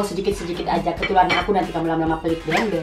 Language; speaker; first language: Indonesian; native; Indonesian